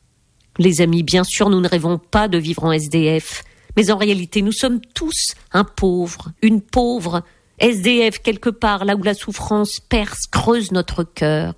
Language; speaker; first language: French; native; French